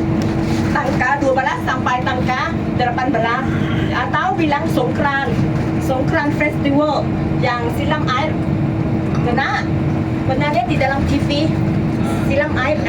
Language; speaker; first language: Indonesian; non-native, learner; Thai